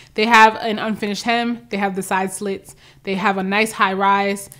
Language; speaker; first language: English; native; English